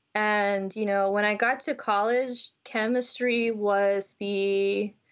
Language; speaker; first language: English; native; English